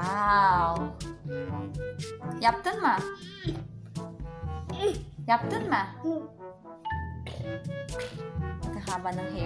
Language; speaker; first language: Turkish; non-native, learner; Filipino